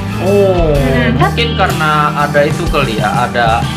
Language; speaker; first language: Indonesian; native; Indonesian